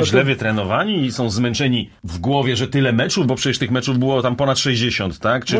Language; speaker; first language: Polish; native; Polish